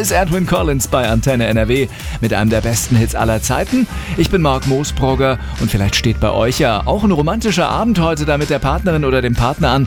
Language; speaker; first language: German; native; German